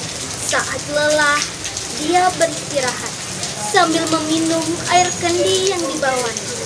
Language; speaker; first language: Indonesian; non-native, local second language; Balinese